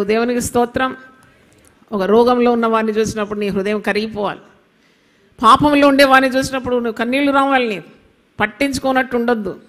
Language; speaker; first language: Telugu; non-native, local second language; Malayalam